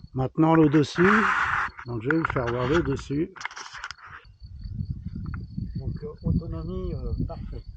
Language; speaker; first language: French; native; French